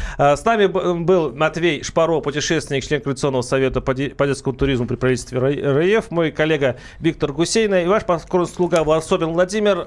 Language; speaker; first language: Russian; native; Russian